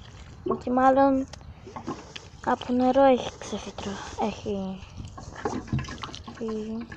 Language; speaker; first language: Greek; early bilingual, other home language; Bulgarian